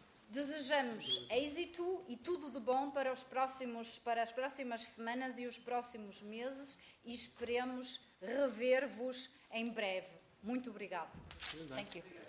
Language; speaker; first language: Portuguese; native; Portuguese